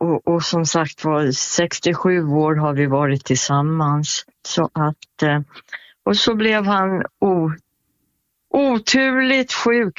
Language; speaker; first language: Swedish; native; Swedish